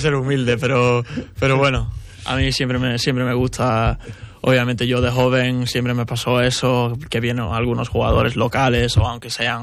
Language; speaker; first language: Spanish; non-native, fluent; English